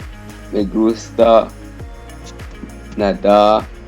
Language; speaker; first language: Spanish; non-native, learner; English